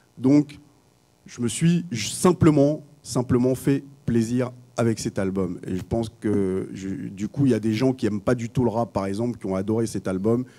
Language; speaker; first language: French; early bilingual, other home language; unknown